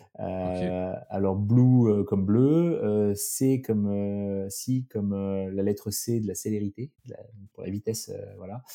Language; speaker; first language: French; native; French